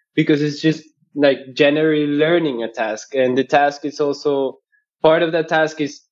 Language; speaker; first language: English; non-native, fluent; Spanish